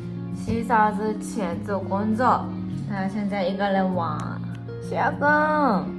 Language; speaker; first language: Chinese; non-native, fluent; Japanese